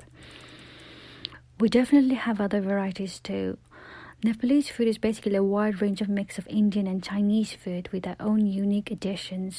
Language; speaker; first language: English; non-native, local second language; Nepali